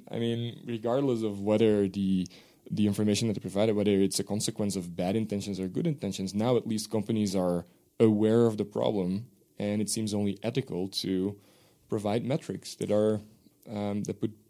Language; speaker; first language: English; non-native, fluent; Dutch